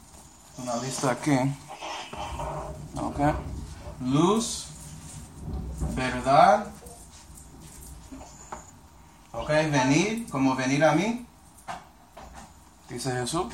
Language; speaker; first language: Spanish; non-native, fluent; English